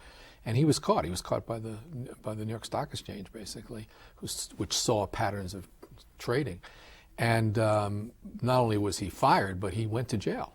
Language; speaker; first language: English; native; English